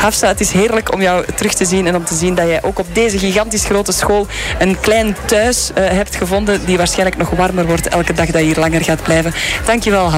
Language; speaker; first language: Dutch; native; Dutch